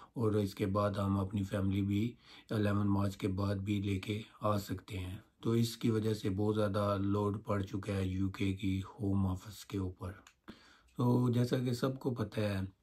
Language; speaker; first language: Urdu; non-native, local second language; Punjabi